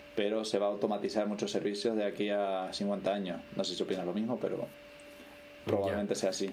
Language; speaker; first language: Spanish; native; Spanish